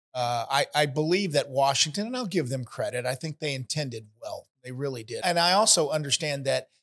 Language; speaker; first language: English; native; English